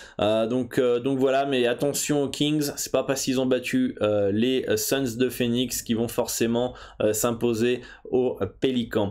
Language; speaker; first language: French; native; French